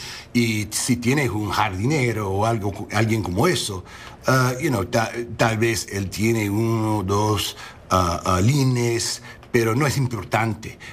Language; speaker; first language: Spanish; non-native, learner; English